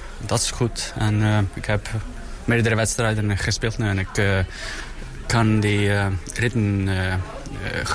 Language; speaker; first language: Dutch; non-native, learner; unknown